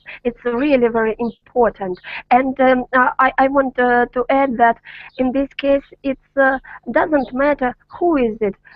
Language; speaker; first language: English; non-native, learner; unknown